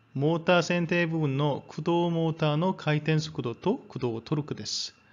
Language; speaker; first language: Japanese; non-native, fluent; Korean